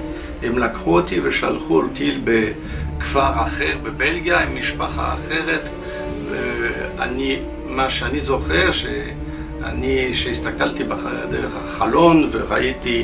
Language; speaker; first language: Hebrew; non-native, fluent; French